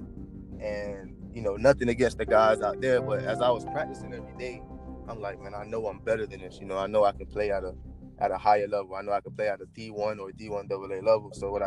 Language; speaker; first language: English; native; English